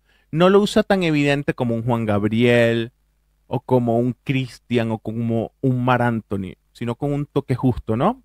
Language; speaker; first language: Spanish; native; Spanish